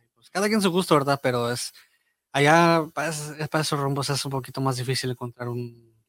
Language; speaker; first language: Spanish; early bilingual, heritage; Spanish